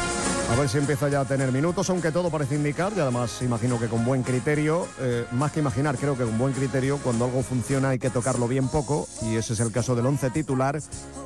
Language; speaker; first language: Spanish; native; Spanish